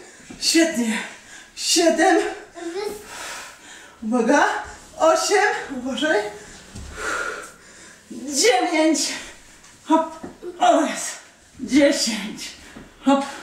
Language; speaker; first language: Polish; native; Polish